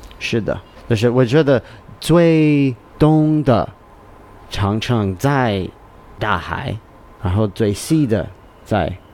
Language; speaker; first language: Chinese; non-native, learner; English